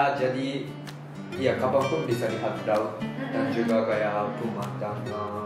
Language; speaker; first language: Indonesian; non-native, learner; Japanese